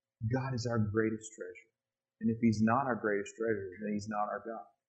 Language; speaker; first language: English; native; English